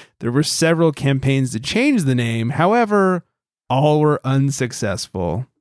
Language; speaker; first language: English; native; English